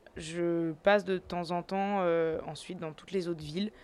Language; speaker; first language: French; native; French